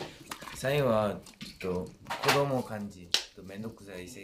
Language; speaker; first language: Japanese; non-native, learner; Korean